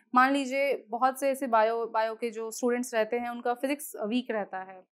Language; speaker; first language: Hindi; native; Hindi